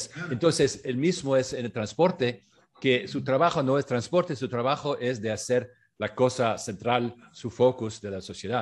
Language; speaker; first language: Spanish; non-native, fluent; French